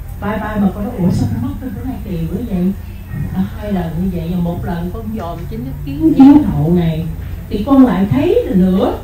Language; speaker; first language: Vietnamese; native; Vietnamese